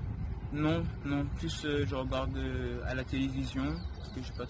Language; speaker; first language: French; native; French